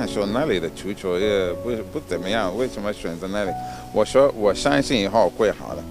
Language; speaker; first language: Chinese; non-native, fluent; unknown